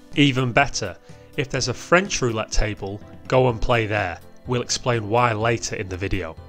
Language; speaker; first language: English; native; English